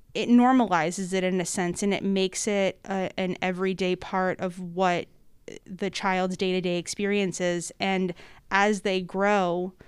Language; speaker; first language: English; native; English